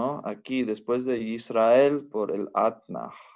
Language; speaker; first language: Spanish; non-native, fluent; English